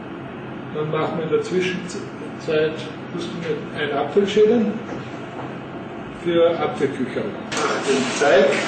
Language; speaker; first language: German; native; German